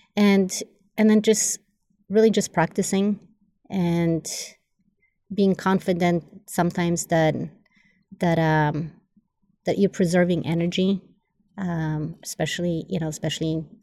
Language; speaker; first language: English; non-native, fluent; Polish